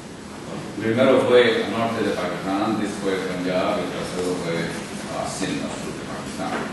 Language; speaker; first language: Spanish; non-native, local second language; Urdu